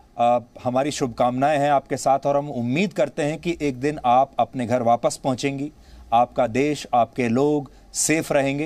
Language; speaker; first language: Hindi; native; Hindi